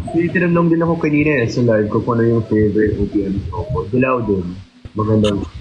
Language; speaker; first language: Filipino; non-native, local second language; Hiligaynon